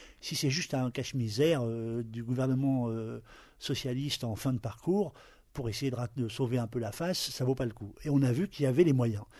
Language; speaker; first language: French; native; French